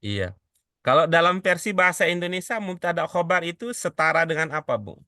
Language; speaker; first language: Indonesian; native; Indonesian